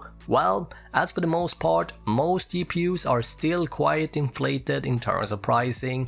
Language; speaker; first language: English; native; English